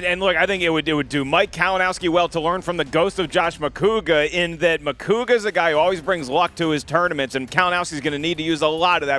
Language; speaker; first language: English; native; English